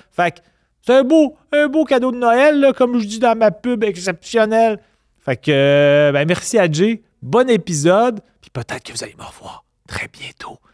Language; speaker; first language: French; native; French